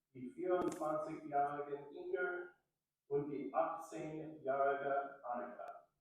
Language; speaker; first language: German; non-native, learner; English